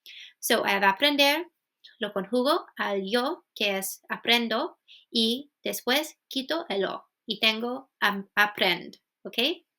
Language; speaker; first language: Spanish; non-native, fluent; English